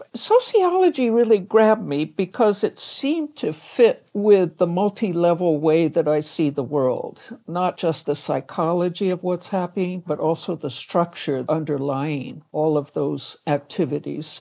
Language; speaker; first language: English; native; English